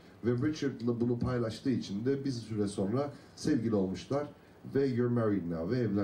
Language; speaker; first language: Turkish; native; Turkish